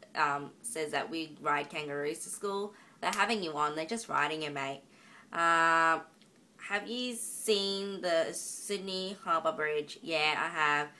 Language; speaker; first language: English; native; English